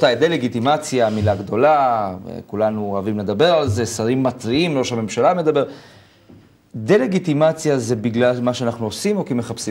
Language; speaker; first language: Hebrew; native; Hebrew